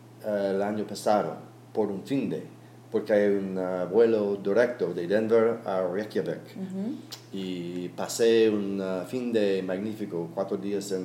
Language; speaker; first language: Spanish; non-native, learner; English